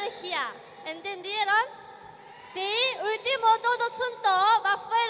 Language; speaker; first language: Spanish; non-native, learner; Korean